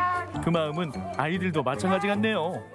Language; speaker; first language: Korean; native; Korean